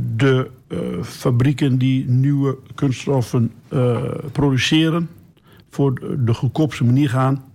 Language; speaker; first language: Dutch; native; Dutch